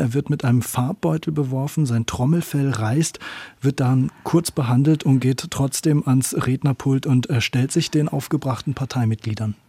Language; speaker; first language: German; native; German